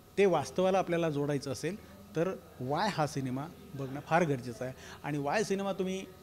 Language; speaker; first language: Marathi; native; Marathi